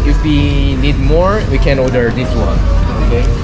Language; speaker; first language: English; non-native, learner; Korean